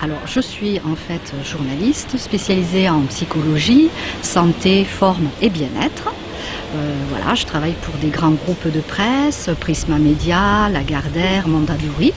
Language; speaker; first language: French; native; French